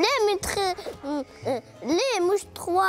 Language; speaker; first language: Arabic; native; Arabic